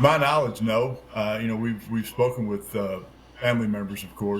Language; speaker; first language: English; native; English